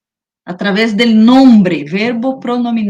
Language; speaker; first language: Spanish; non-native, fluent; Portuguese